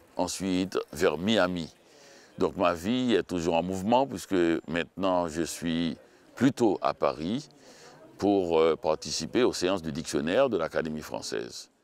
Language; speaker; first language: French; native; French